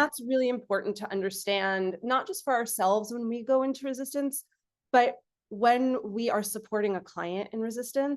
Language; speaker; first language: English; native; English